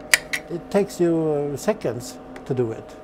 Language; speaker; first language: English; non-native, fluent; Swedish